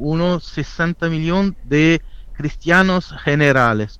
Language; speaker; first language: Spanish; non-native, fluent; Italian